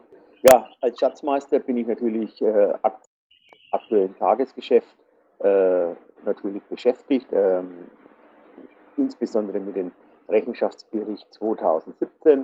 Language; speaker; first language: German; native; German